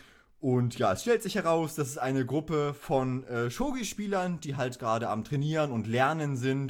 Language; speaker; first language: German; native; German